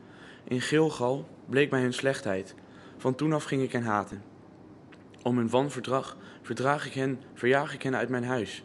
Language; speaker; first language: Dutch; native; Dutch